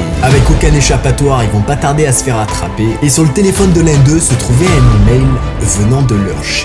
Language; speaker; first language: French; native; French